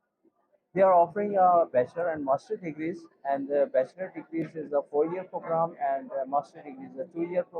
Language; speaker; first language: English; non-native, local second language; Urdu